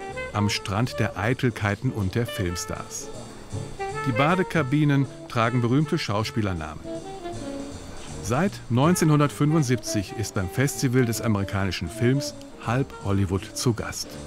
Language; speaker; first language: German; native; German